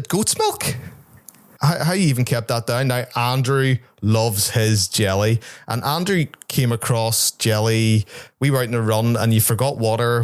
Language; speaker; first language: English; native; English